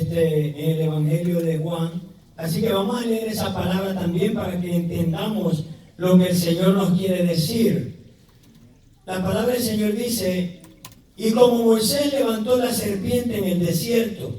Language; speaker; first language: Spanish; native; Spanish